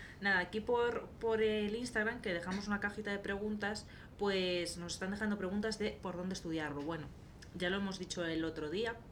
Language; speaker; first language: Spanish; native; Spanish